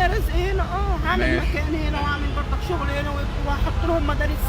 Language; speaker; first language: Arabic; native; Arabic